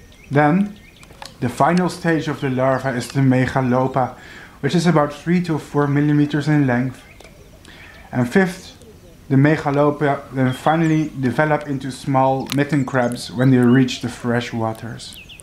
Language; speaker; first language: English; non-native, fluent; Dutch